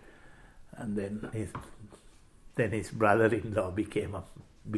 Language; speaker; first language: English; non-native, local second language; Sinhala